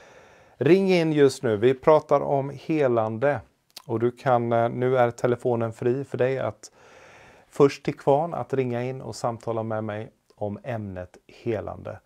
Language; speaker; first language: Swedish; native; Swedish